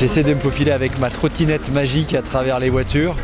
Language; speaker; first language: French; native; French